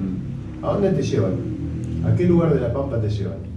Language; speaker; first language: Spanish; native; Spanish